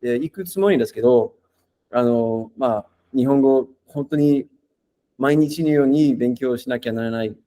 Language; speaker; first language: Japanese; non-native, learner; English